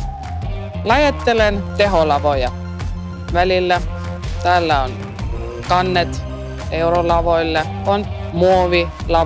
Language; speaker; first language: Finnish; non-native, learner; Estonian